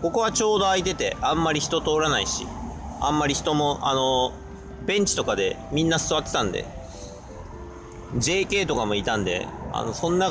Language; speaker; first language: Japanese; native; Japanese